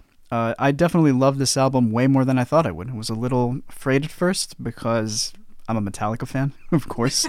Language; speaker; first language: English; native; English